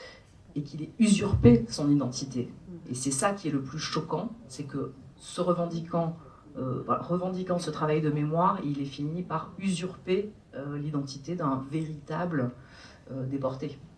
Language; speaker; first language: French; native; French